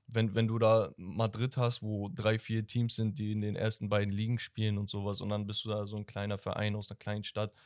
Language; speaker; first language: German; early bilingual, other home language; Turkish